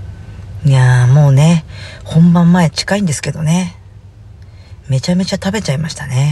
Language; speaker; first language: Japanese; native; Japanese